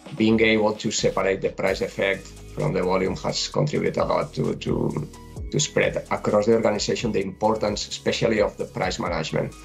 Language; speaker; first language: English; non-native, fluent; Spanish